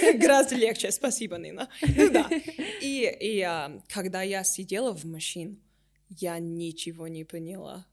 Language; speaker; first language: Russian; non-native, learner; English